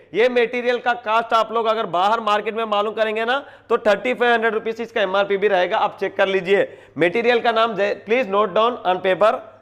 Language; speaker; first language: Hindi; non-native, local second language; Telugu